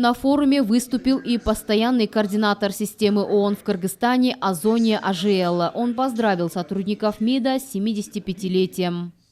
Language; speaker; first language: Russian; native; Russian